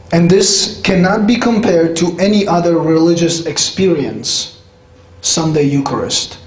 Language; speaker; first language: English; non-native, fluent; Polish